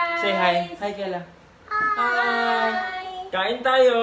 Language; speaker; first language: Filipino; native; Filipino